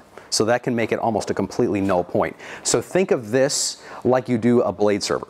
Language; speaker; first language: English; native; English